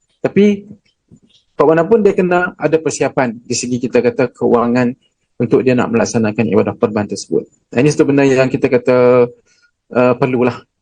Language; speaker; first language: Malay; native; Malay